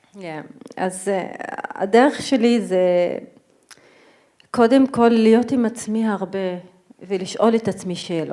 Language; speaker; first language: Hebrew; non-native, local second language; Arabic